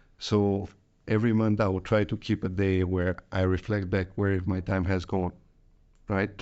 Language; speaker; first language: English; non-native, fluent; Bulgarian